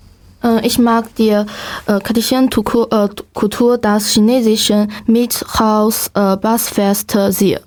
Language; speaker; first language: German; non-native, learner; Chinese